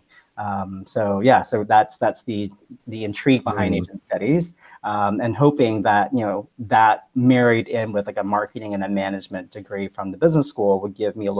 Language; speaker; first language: English; early bilingual, other home language; Vietnamese